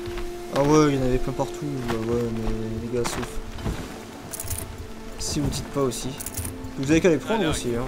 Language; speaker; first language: French; native; French